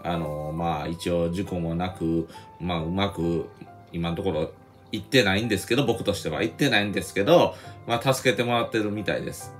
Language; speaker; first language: Japanese; native; Japanese